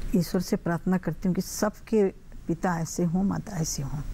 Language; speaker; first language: Hindi; native; Hindi